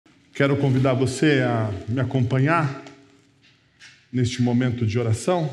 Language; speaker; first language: Portuguese; native; Portuguese